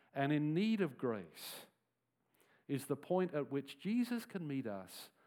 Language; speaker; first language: English; native; English